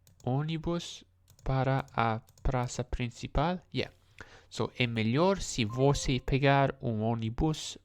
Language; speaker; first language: Portuguese; non-native, learner; English